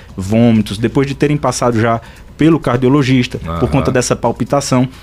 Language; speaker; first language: Portuguese; native; Portuguese